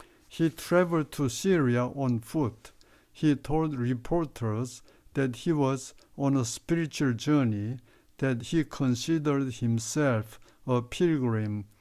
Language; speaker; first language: English; non-native, fluent; Korean